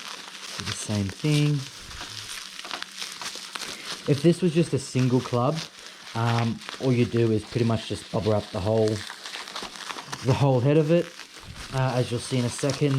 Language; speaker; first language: English; native; English